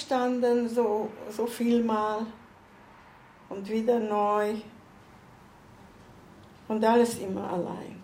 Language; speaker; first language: German; non-native, fluent; Hungarian